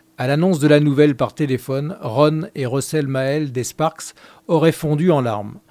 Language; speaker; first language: French; native; French